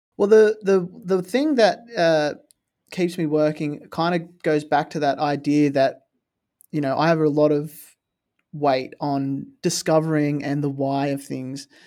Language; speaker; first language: English; native; English